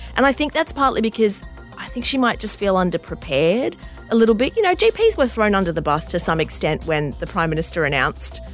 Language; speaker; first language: English; native; English